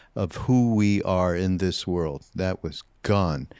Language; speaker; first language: English; native; English